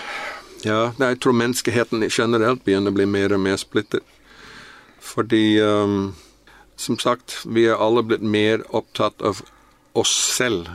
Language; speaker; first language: Norwegian; non-native, fluent; English